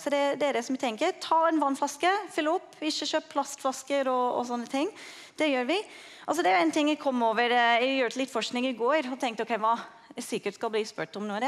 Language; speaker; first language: Norwegian; non-native, fluent; English